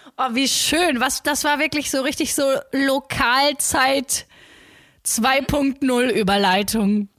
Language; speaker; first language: German; native; German